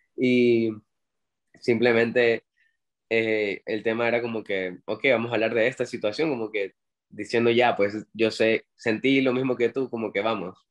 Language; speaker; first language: Spanish; native; Spanish